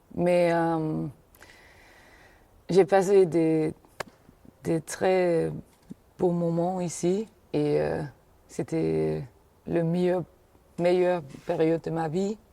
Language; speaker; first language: French; non-native, fluent; German